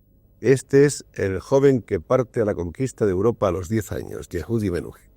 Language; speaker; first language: Spanish; native; Spanish